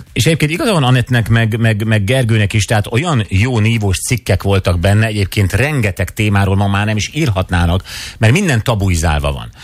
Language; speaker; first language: Hungarian; native; Hungarian